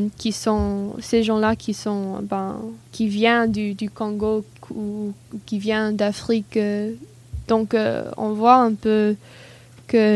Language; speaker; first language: French; non-native, learner; English